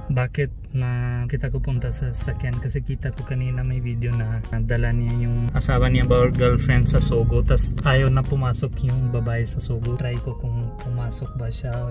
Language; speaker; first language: Filipino; non-native, learner; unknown